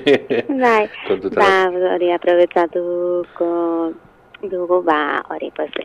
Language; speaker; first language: Basque; non-native, local second language; Spanish